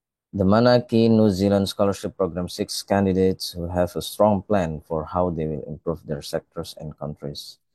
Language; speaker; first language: English; non-native, fluent; Indonesian